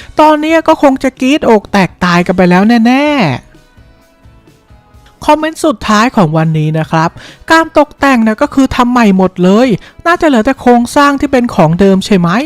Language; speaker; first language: Thai; native; Thai